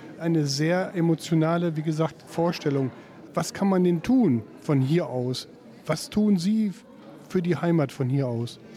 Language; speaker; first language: German; native; German